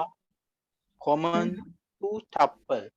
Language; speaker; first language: French; non-native, learner; Sinhala